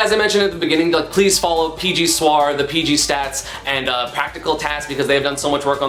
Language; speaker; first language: English; native; English